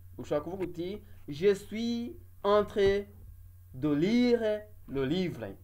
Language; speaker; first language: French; non-native, local second language; Kinyarwanda